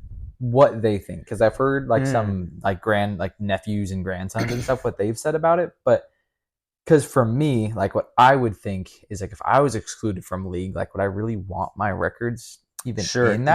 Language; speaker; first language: English; native; English